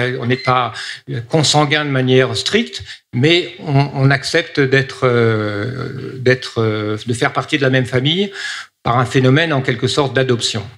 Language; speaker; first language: French; native; French